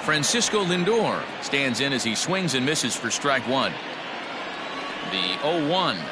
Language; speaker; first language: English; native; English